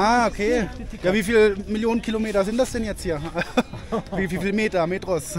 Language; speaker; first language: German; native; German